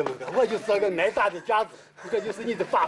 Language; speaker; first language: Chinese; native; Chinese